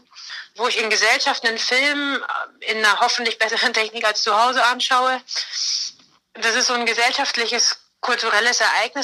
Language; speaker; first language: German; native; German